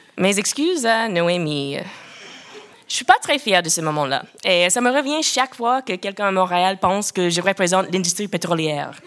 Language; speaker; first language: French; non-native, local second language; English